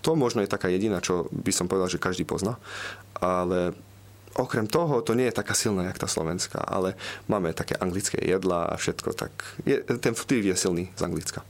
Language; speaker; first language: Slovak; early bilingual, heritage; Slovak